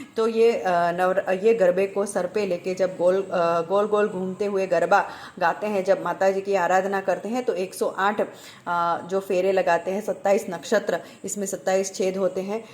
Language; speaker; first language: Hindi; non-native, local second language; Gujarati